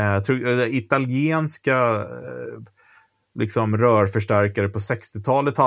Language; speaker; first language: Swedish; native; Swedish